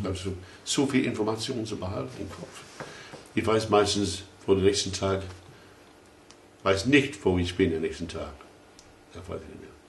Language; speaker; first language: German; non-native, fluent; English